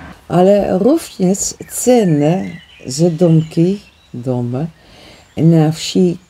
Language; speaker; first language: Polish; non-native, learner; Dutch